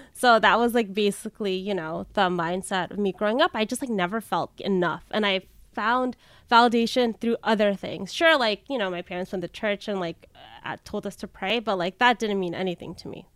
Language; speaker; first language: English; early bilingual, other home language; Filipino